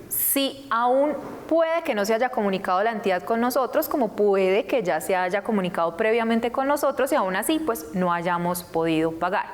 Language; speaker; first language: Spanish; native; Spanish